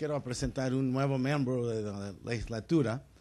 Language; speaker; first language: Spanish; early bilingual, other home language; English